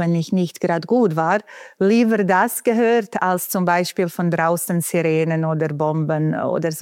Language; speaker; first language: German; non-native, fluent; Bosnian